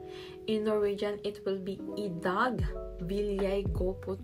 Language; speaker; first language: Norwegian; non-native, fluent; Filipino